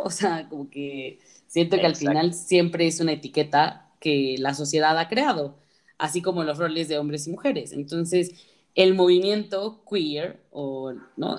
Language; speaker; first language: Spanish; native; Spanish